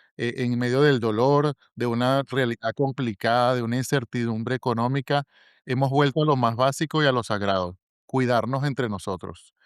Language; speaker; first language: Spanish; native; Spanish